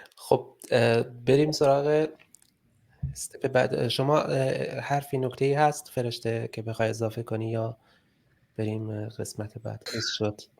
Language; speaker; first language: Persian; native; Persian